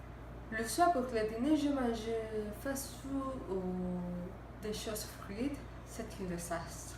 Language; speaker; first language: French; non-native, learner; Spanish